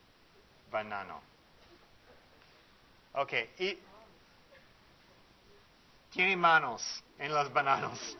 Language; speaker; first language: Spanish; non-native, fluent; English